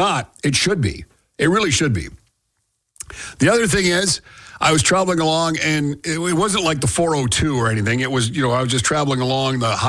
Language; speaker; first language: English; native; English